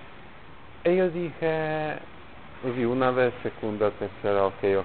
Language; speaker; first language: Spanish; non-native, learner; Polish